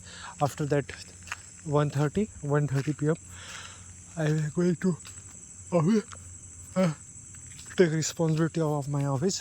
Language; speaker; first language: English; non-native, learner; Hindi